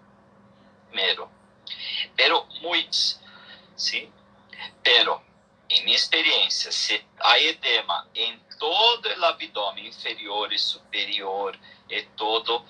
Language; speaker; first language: Spanish; non-native, learner; Portuguese